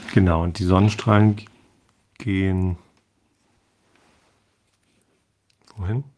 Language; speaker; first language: German; native; German